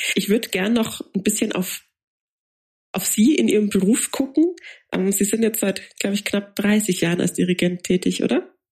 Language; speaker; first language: German; native; German